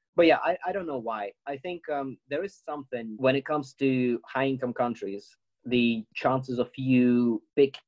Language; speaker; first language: English; non-native, fluent; Ukrainian